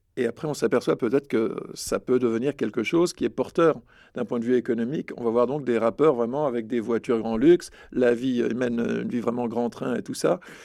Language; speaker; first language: French; native; French